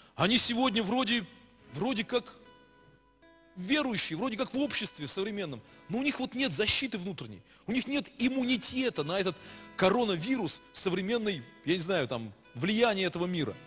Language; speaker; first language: Russian; native; Russian